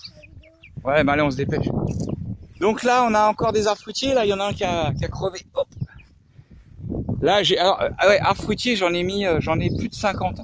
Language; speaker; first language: French; native; French